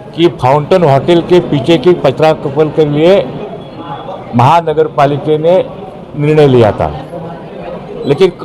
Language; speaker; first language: Hindi; non-native, local second language; Marathi